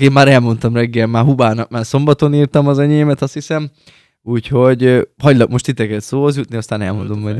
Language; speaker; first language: Hungarian; native; Hungarian